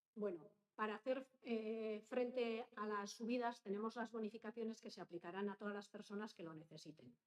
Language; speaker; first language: Spanish; native; Spanish